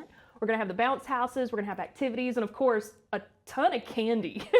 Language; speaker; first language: English; native; English